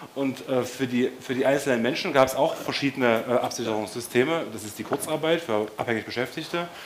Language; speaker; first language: German; native; German